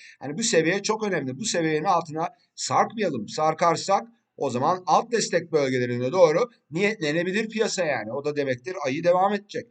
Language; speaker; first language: Turkish; early bilingual, heritage; Turkish